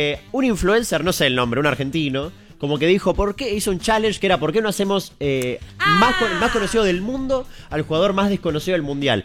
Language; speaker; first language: Spanish; native; Spanish